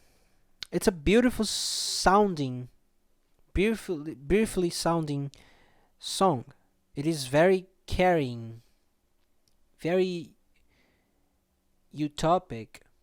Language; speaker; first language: English; non-native, fluent; Portuguese